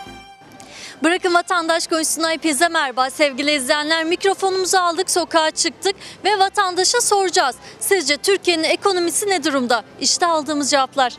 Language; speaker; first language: Turkish; native; Turkish